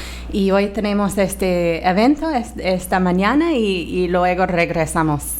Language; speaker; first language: Spanish; non-native, fluent; English